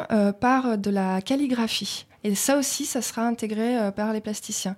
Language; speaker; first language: French; native; French